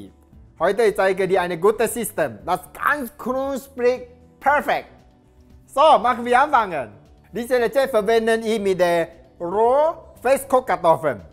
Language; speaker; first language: German; non-native, learner; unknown